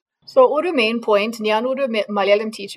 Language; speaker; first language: Malayalam; non-native, learner; English